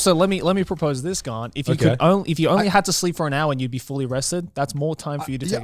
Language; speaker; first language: English; native; English